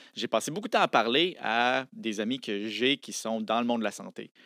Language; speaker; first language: French; native; French